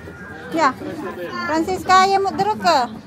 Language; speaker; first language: Dutch; non-native, learner; Filipino